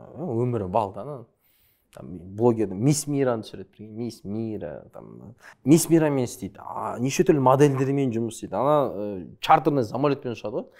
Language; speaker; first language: Kazakh; early bilingual, other home language; Chinese